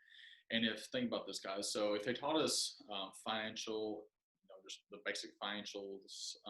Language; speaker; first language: English; native; English